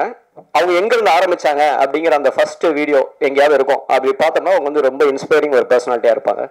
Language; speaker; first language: Tamil; native; Tamil